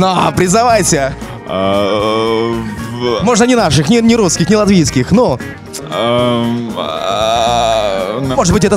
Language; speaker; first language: Russian; native; Russian